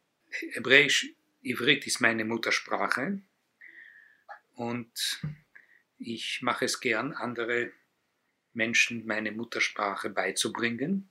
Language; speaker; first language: German; non-native, fluent; Hebrew